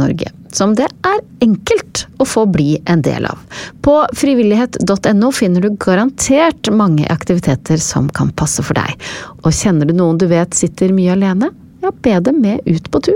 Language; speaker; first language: Norwegian; native; Norwegian